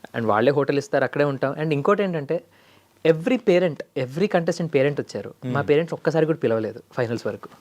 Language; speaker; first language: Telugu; native; Telugu